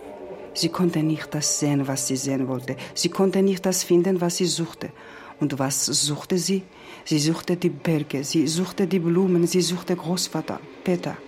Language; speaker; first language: German; non-native, learner; Georgian